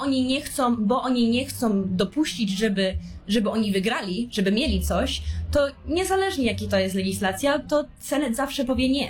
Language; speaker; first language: Polish; early bilingual, heritage; Polish